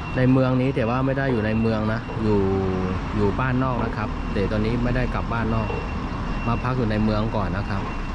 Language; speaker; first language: Thai; non-native, fluent; Chinese